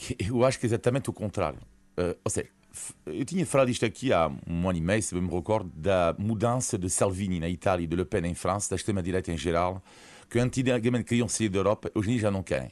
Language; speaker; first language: Portuguese; non-native, fluent; French